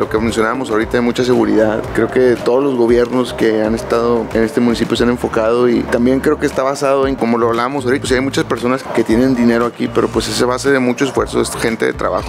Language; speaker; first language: Spanish; native; Spanish